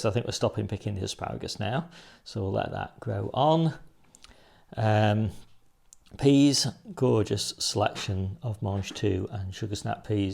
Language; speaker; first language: English; native; English